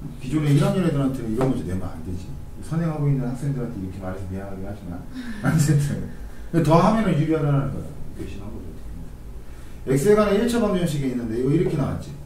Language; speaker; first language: Korean; native; Korean